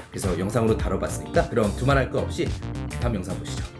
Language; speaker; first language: Korean; native; Korean